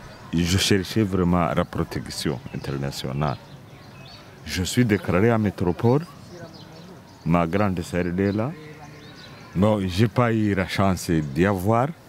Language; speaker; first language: French; non-native, local second language; Kinyarwanda